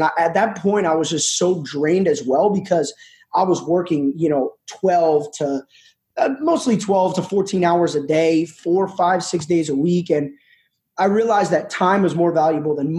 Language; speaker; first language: English; native; English